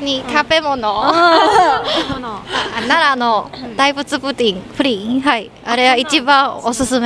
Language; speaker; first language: Japanese; non-native, learner; Chinese